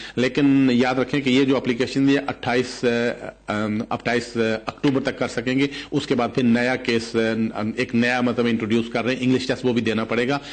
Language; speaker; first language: Urdu; native; Urdu